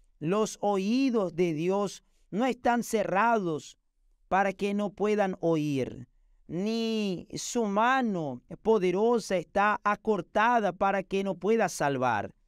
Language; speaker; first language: Spanish; non-native, fluent; Portuguese